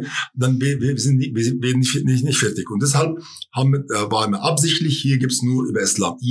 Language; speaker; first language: German; non-native, fluent; Arabic